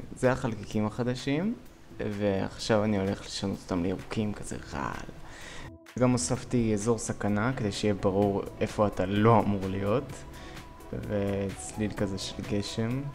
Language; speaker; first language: Hebrew; native; Hebrew